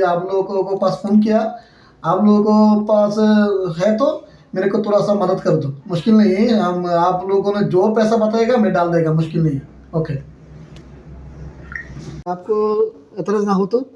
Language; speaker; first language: Hindi; non-native, fluent; Bangla